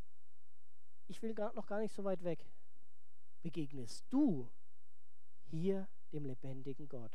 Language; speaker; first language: German; native; German